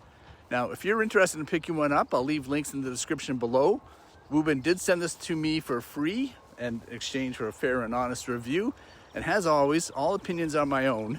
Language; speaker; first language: English; native; English